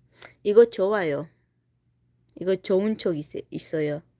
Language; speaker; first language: Korean; non-native, fluent; Tajik